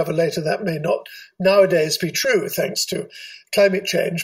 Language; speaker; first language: English; native; English